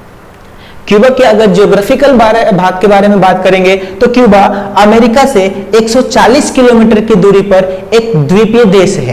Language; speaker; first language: Hindi; native; Hindi